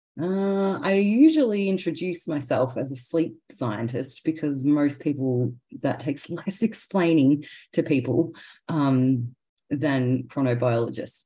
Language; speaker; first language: English; native; English